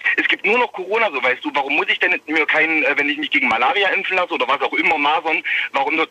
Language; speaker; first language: German; native; German